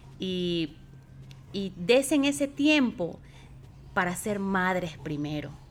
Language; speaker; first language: Spanish; native; Spanish